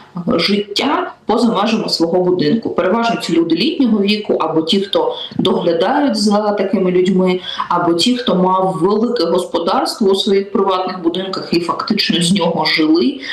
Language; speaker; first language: Ukrainian; native; Ukrainian